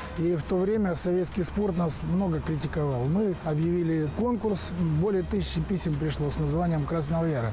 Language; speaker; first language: Russian; native; Russian